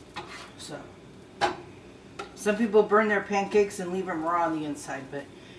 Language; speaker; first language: English; native; English